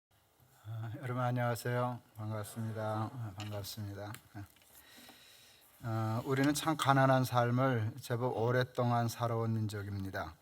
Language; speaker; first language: Korean; native; Korean